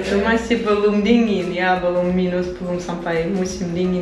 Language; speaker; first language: Indonesian; non-native, fluent; Russian